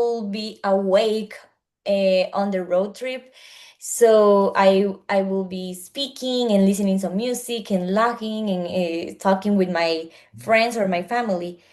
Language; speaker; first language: English; non-native, learner; Spanish